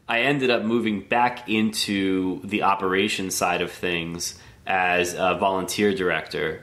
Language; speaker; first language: English; native; English